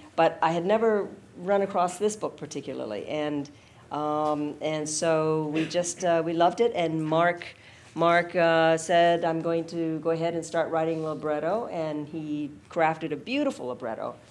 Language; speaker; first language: English; native; English